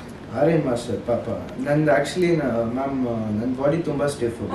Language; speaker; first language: Kannada; early bilingual, heritage; Kannada